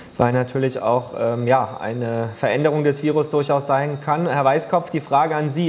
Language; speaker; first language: German; native; German